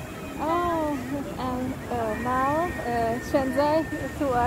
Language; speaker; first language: Chinese; non-native, learner; Hungarian